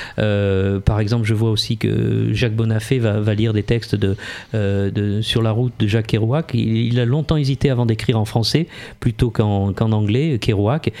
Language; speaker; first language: French; native; French